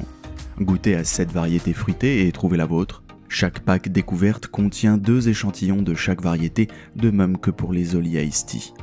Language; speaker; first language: French; native; French